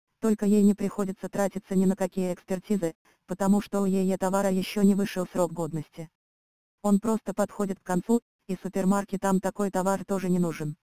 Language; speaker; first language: Russian; native; Russian